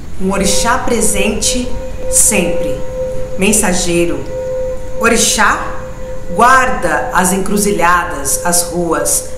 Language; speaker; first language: Portuguese; native; Portuguese